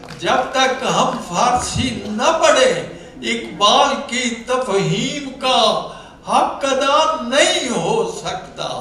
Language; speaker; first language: Urdu; non-native, local second language; Punjabi